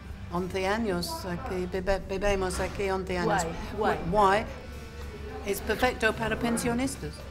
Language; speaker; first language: Spanish; non-native, learner; English